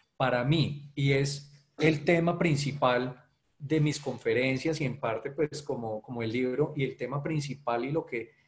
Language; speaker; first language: Spanish; native; Spanish